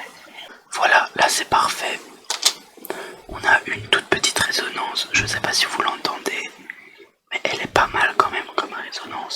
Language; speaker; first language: French; native; French